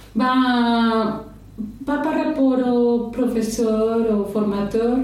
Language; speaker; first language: French; non-native, fluent; Spanish